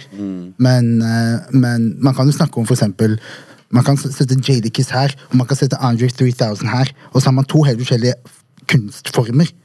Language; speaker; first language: Norwegian; early bilingual, other home language; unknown